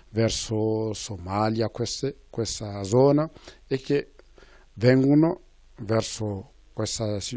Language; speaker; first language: Italian; non-native, fluent; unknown